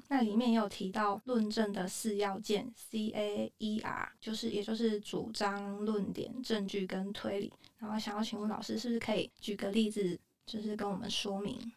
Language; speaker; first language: Chinese; native; Chinese